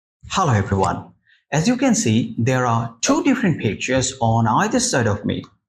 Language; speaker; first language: English; non-native, local second language; Bangla